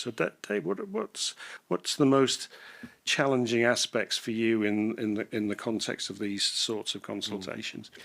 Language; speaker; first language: English; native; English